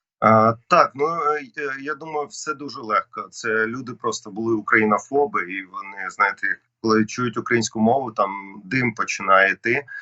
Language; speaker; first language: Ukrainian; non-native, local second language; Russian